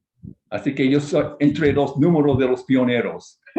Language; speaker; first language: Spanish; non-native, fluent; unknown